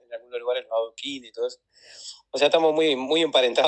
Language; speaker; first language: Spanish; native; Spanish